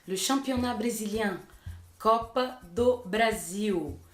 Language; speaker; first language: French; non-native, fluent; Portuguese